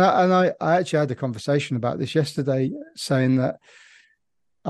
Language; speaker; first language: English; native; English